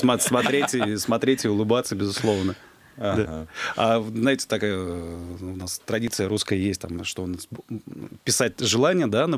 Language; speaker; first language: Russian; native; Russian